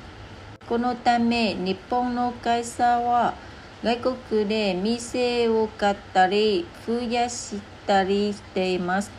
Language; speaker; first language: Japanese; non-native, learner; Vietnamese